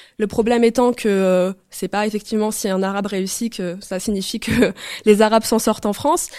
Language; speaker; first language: French; early bilingual, other home language; Arabic